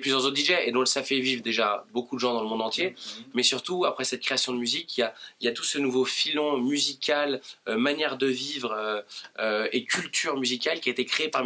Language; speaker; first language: French; native; French